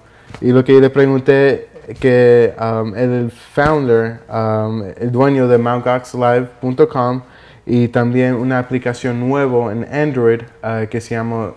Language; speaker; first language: Spanish; early bilingual, heritage; Spanish